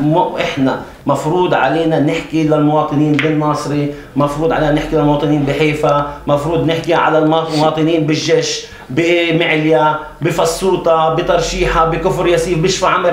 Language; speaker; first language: Arabic; native; Arabic